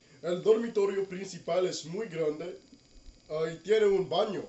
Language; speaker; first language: Spanish; non-native, learner; English